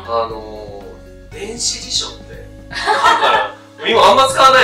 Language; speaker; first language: Japanese; native; Japanese